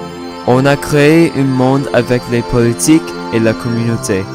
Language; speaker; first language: French; non-native, learner; English